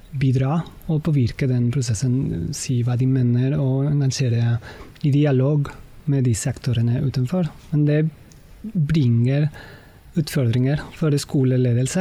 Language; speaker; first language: Norwegian; non-native, fluent; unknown